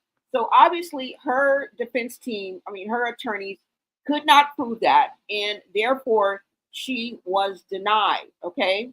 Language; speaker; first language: English; native; English